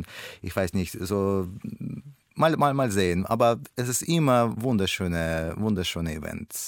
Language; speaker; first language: German; non-native, learner; Russian